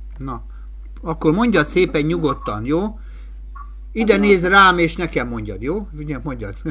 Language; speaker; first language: Hungarian; native; Hungarian